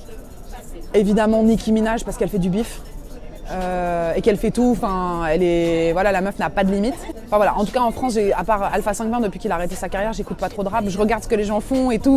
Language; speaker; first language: French; native; French